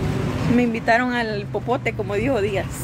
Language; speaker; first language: Spanish; native; Spanish